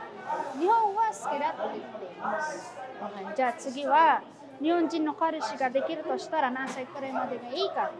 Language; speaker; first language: Japanese; non-native, fluent; Filipino